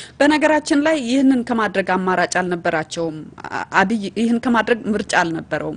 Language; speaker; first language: Amharic; non-native, local second language; Tigrinya